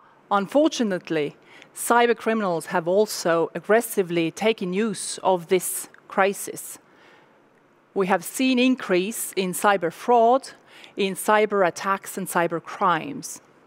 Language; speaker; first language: English; non-native, fluent; Estonian